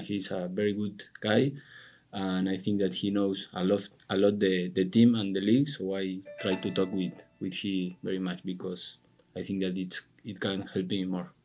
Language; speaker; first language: English; non-native, learner; Spanish